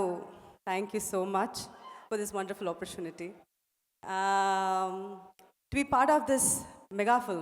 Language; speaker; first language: Telugu; non-native, fluent; Tamil